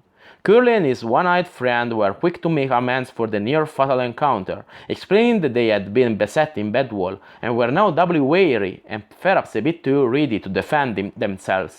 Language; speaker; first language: English; non-native, fluent; Italian